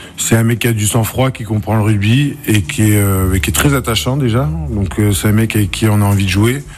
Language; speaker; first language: French; native; French